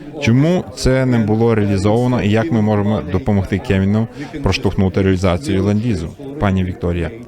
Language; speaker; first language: Ukrainian; native; Ukrainian